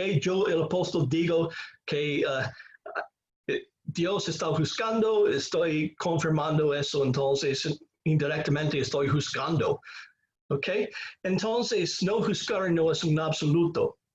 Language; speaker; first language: Spanish; non-native, fluent; English